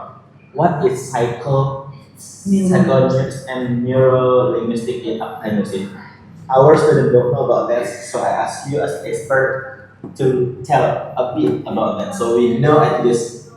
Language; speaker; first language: English; non-native, fluent; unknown